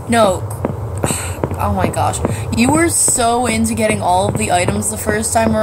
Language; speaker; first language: English; native; English